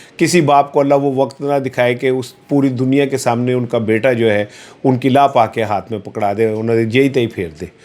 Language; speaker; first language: Urdu; non-native, local second language; Punjabi